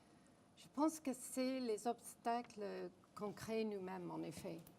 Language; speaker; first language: French; non-native, fluent; English